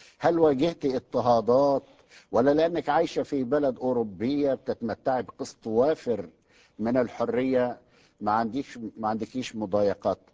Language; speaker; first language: Arabic; native; Arabic